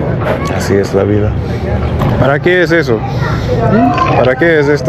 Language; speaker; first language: Spanish; non-native, fluent; English